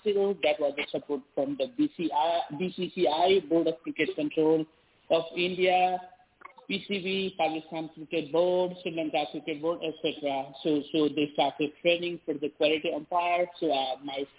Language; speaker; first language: English; non-native, local second language; Nepali